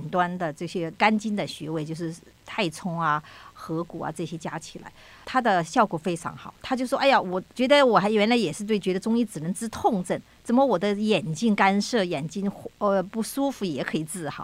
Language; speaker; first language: Chinese; native; Chinese